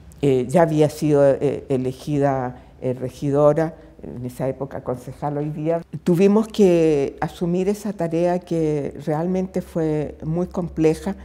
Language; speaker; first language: Spanish; native; Spanish